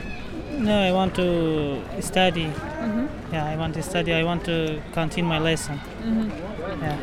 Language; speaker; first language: English; non-native, learner; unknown